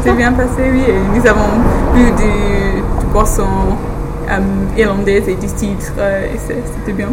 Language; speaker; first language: French; non-native, learner; English